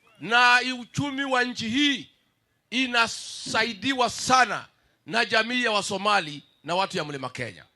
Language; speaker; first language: Swahili; native; Swahili